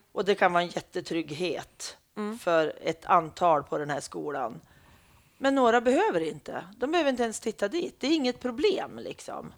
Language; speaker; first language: Swedish; native; Swedish